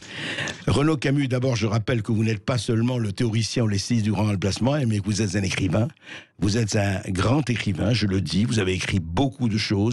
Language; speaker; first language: French; native; French